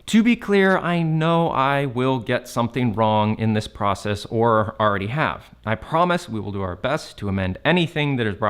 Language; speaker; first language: English; native; English